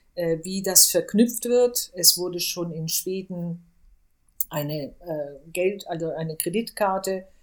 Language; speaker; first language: German; non-native, fluent; Italian